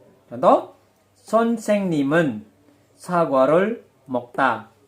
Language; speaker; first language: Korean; non-native, fluent; Indonesian